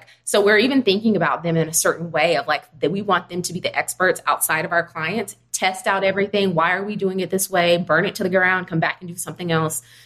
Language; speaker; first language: English; native; English